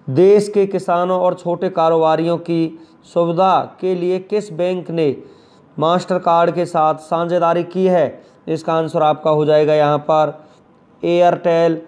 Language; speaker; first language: Hindi; native; Hindi